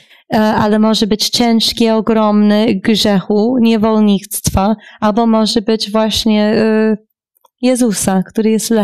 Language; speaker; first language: Polish; non-native, fluent; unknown